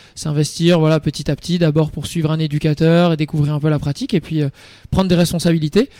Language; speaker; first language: French; native; French